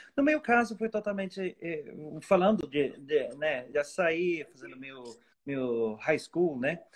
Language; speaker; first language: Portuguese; non-native, fluent; Swedish